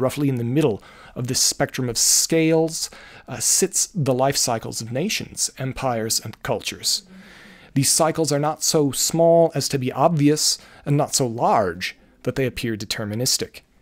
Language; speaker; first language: English; native; English